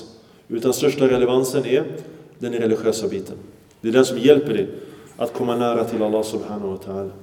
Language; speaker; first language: Swedish; early bilingual, other home language; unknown